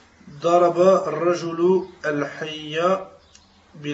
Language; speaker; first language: Arabic; non-native, learner; French